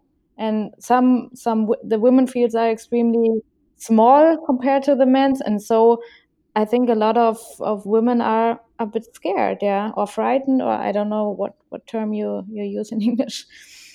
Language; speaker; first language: English; non-native, fluent; German